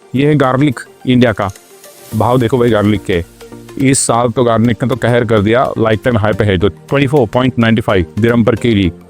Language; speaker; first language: Hindi; non-native, local second language; Marathi